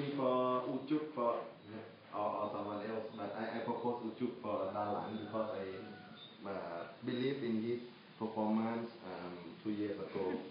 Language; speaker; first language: English; non-native, fluent; Thai